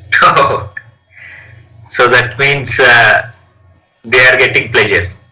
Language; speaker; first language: English; non-native, learner; Telugu